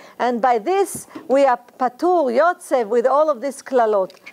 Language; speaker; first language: English; non-native, fluent; Hebrew